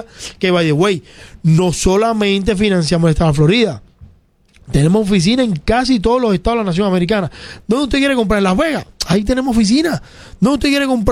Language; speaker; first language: Spanish; native; Spanish